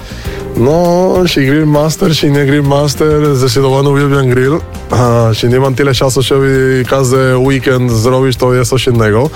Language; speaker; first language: Polish; non-native, learner; Spanish